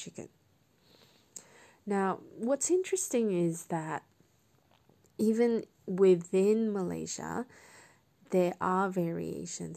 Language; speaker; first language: English; non-native, local second language; Cantonese